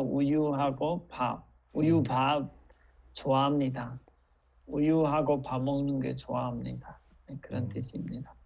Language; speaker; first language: Korean; non-native, fluent; Nepali